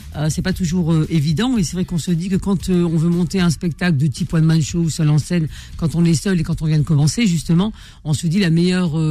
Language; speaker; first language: French; native; French